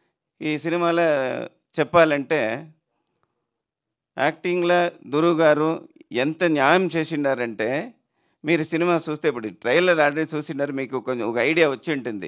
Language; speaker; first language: Telugu; non-native, learner; Tamil